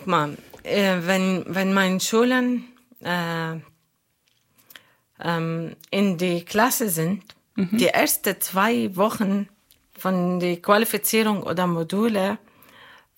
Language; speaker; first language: German; non-native, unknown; Arabic